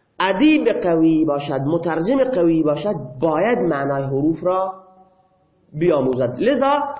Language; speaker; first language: Persian; non-native, local second language; Baluchi